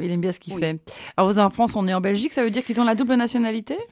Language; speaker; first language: French; native; French